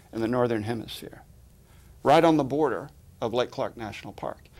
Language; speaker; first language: English; native; English